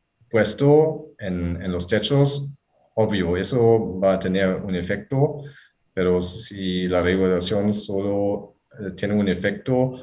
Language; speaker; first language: Spanish; non-native, fluent; German